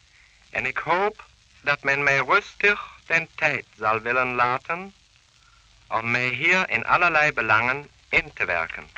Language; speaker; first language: Dutch; non-native, fluent; German